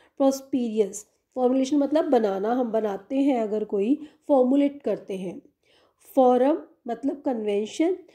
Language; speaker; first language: Hindi; non-native, local second language; Punjabi